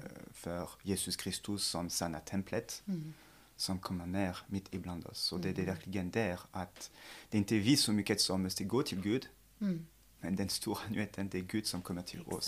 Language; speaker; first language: Swedish; non-native, fluent; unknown